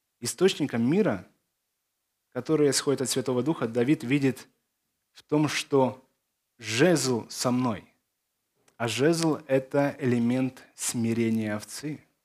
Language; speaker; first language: Russian; native; Russian